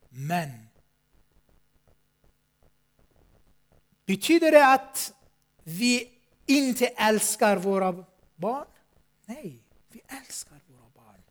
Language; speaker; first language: Swedish; non-native, fluent; Armenian